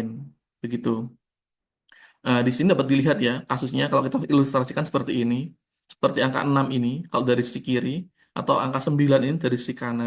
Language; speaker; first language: Indonesian; native; Indonesian